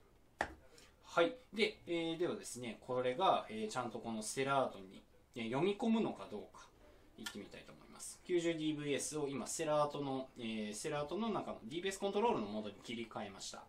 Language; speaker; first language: Japanese; native; Japanese